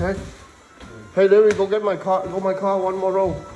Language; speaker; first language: English; non-native, learner; Vietnamese